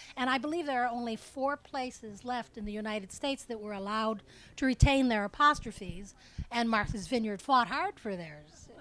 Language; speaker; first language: English; native; English